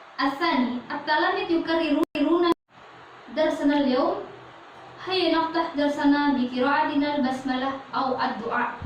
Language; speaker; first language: Arabic; non-native, learner; Indonesian